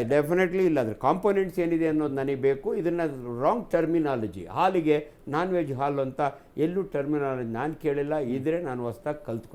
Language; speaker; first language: Kannada; native; Kannada